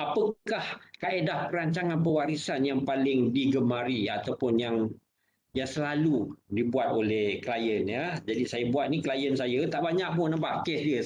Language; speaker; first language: Malay; native; Malay